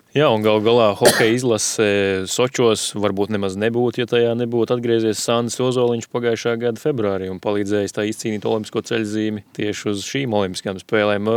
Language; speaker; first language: Latvian; native; Latvian